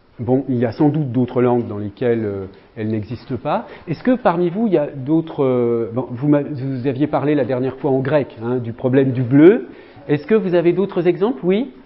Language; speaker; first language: French; native; French